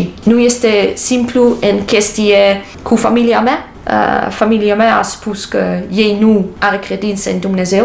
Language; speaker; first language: Romanian; non-native, learner; English